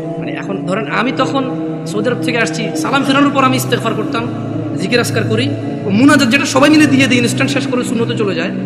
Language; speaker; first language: Bangla; early bilingual, heritage; Bangla